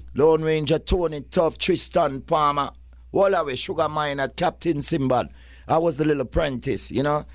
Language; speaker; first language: English; non-native, local second language; Jamaican Creole English